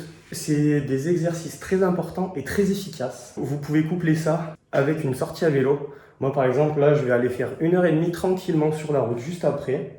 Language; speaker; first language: French; native; French